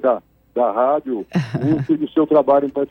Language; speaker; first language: Portuguese; native; Portuguese